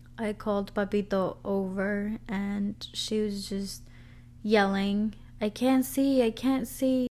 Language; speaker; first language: English; early bilingual, other home language; Spanish